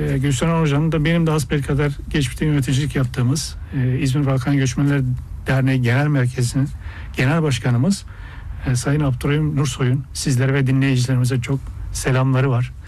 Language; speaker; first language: Turkish; early bilingual, heritage; Turkish